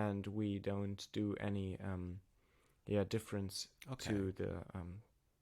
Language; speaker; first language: English; non-native, learner; German